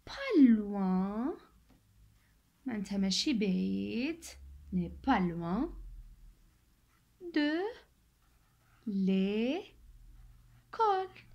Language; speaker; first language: French; non-native, local second language; Arabic